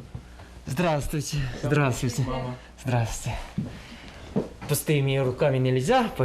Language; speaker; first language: Russian; non-native, learner; Korean